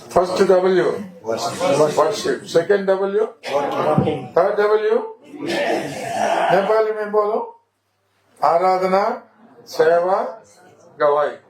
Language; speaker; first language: Hindi; non-native, learner; Nepali